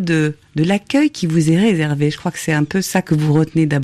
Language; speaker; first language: French; native; French